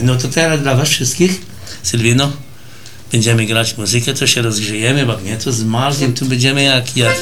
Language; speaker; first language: Polish; early bilingual, heritage; Polish